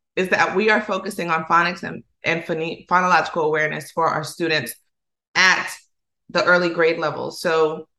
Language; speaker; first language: English; non-native, fluent; Spanish